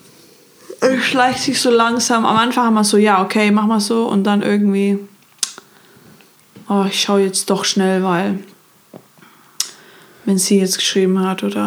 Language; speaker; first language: German; non-native, fluent; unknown